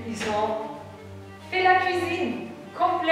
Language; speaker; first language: French; non-native, fluent; German